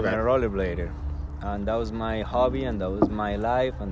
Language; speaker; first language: English; non-native, fluent; Spanish